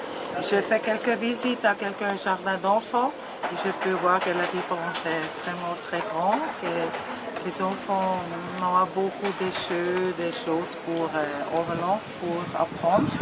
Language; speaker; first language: French; non-native, learner; German